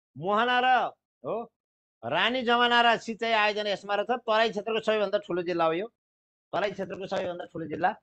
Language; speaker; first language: Nepali; native; Nepali